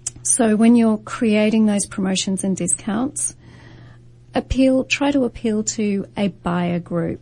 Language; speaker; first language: English; native; English